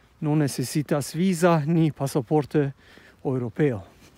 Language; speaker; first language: Spanish; non-native, fluent; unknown